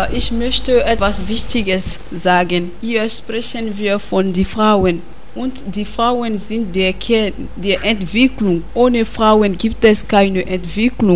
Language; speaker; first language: German; non-native, learner; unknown